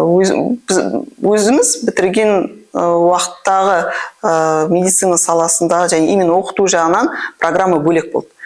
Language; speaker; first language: Kazakh; non-native, local second language; Russian